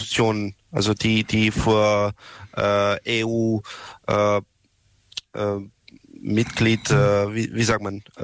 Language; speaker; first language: German; non-native, learner; Serbian